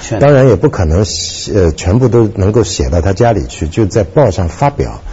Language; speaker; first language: Chinese; native; Chinese